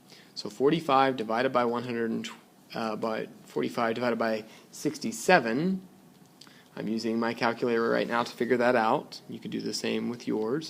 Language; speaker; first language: English; native; English